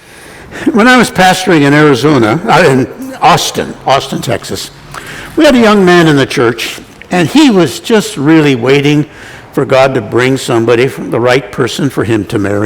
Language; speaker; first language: English; native; English